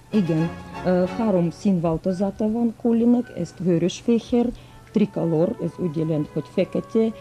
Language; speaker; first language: Hungarian; non-native, fluent; Russian